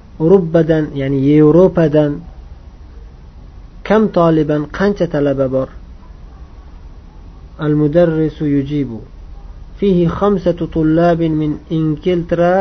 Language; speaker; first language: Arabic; non-native, fluent; Uzbek